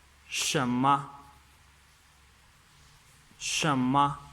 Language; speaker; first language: Chinese; non-native, fluent; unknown